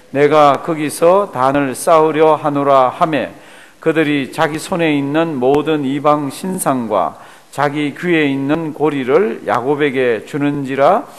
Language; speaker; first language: Korean; native; Korean